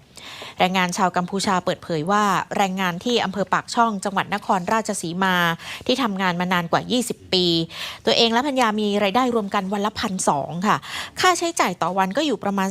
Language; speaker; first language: Thai; native; Thai